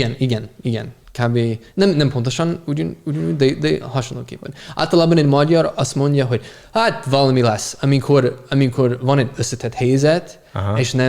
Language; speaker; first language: Hungarian; non-native, fluent; English